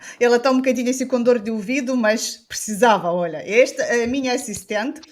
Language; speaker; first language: Portuguese; non-native, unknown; Romanian